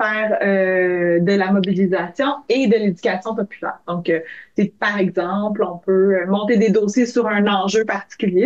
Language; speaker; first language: French; native; French